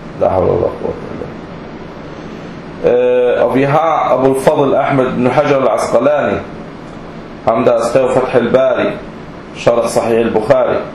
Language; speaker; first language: Danish; early bilingual, other home language; Arabic